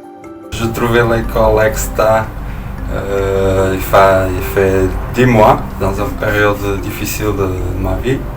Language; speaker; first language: French; non-native, fluent; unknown